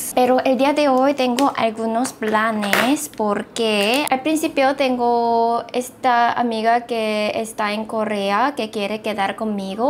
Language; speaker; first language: Spanish; non-native, fluent; Korean